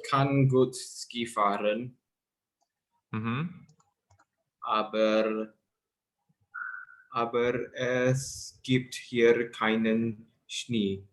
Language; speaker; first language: German; non-native, learner; Indonesian